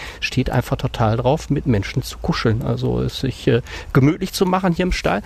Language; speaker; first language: German; native; German